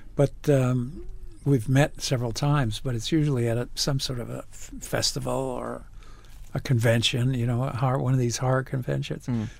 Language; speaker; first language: English; native; English